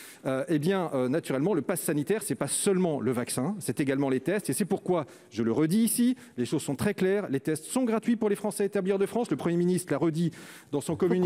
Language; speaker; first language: French; native; French